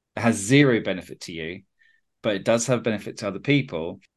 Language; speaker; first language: English; native; English